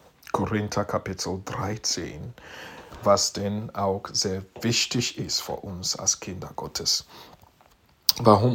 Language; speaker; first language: German; non-native, fluent; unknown